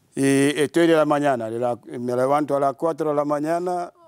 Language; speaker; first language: Spanish; non-native, fluent; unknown